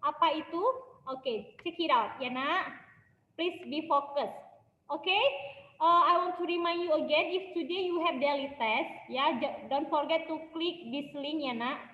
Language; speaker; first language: English; non-native, learner; Indonesian